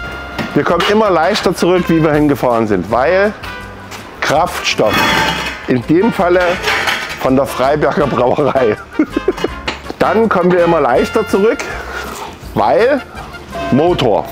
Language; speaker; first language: German; native; German